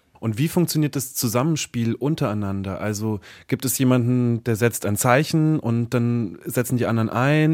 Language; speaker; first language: German; native; German